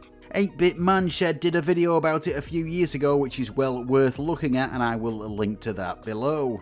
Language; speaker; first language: English; native; English